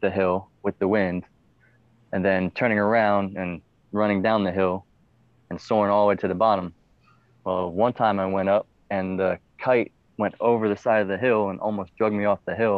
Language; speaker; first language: English; native; English